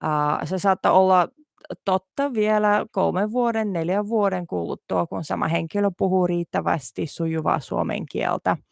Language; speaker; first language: Finnish; non-native, learner; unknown